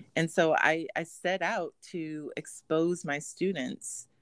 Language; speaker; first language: English; native; English